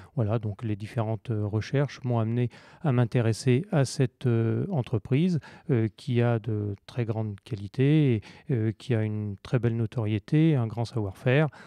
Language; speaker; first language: French; native; French